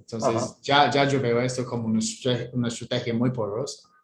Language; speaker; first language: Spanish; non-native, fluent; English